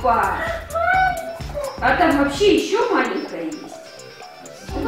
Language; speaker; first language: Russian; native; Russian